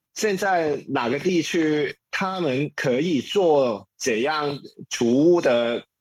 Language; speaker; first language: Chinese; non-native, local second language; Cantonese